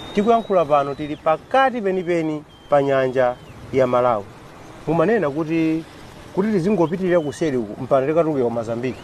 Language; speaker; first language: Nyanja; native; Nyanja